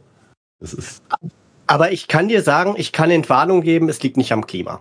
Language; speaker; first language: German; native; German